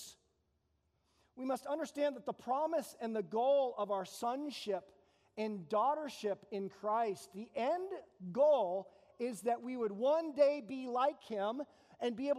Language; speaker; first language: English; native; English